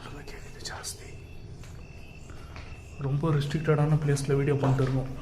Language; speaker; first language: Tamil; native; Tamil